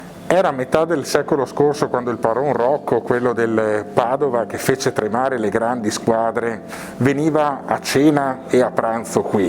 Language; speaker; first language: Italian; native; Italian